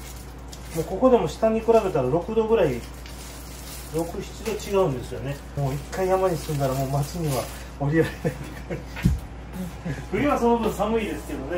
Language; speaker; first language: Japanese; native; Japanese